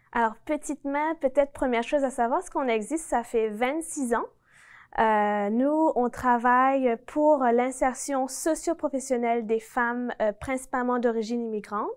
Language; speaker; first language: French; native; French